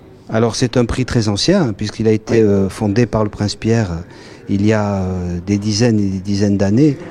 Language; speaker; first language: French; native; French